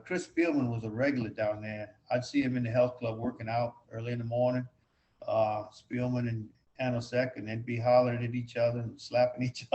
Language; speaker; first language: English; native; English